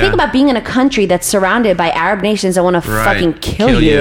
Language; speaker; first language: English; early bilingual, other home language; Hebrew